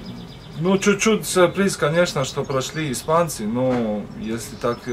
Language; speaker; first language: Russian; non-native, learner; Croatian